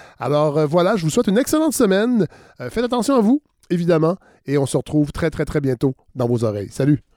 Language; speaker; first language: French; native; French